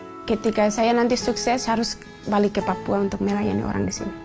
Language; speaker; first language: Indonesian; non-native, local second language; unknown